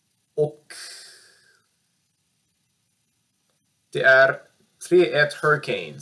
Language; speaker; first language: Swedish; non-native, learner; English